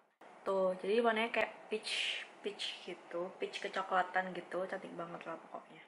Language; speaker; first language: Indonesian; native; Indonesian